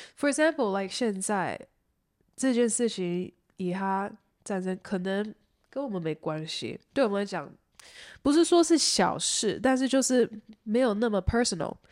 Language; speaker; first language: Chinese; early bilingual, heritage; Chinese